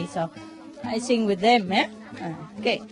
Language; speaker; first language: English; non-native, fluent; Vietnamese